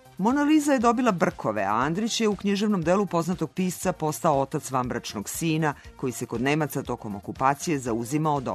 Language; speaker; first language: Serbian; native; Serbian